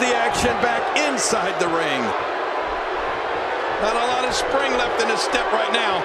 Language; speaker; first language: English; native; English